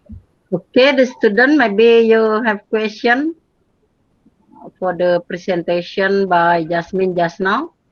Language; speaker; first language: English; non-native, fluent; Indonesian